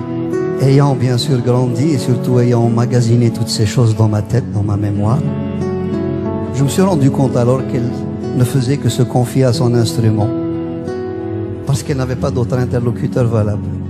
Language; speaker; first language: French; non-native, local second language; Kabyle